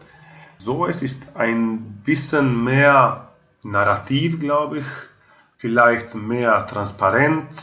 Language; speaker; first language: German; non-native, fluent; Croatian